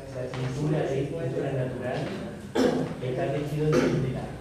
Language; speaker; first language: Spanish; native; Spanish